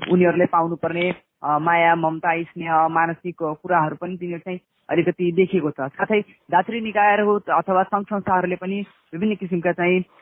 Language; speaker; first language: Nepali; non-native, local second language; Awadhi